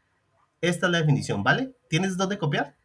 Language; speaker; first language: Spanish; native; Spanish